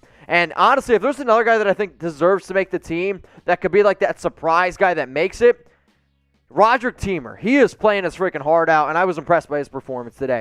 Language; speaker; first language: English; native; English